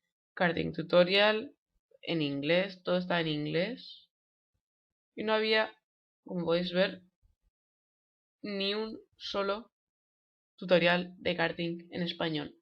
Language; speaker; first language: Spanish; native; Spanish